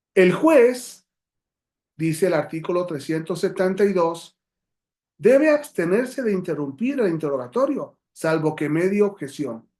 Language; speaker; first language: Spanish; native; Spanish